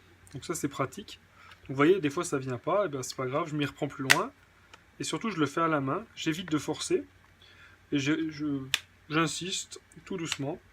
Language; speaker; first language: French; native; French